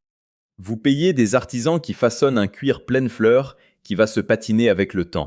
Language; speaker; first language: French; native; French